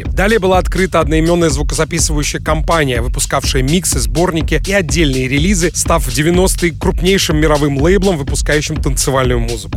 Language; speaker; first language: Russian; native; Russian